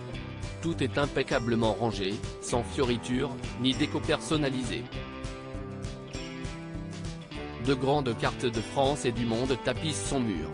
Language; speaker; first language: French; native; French